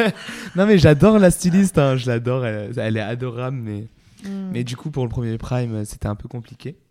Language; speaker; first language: French; native; French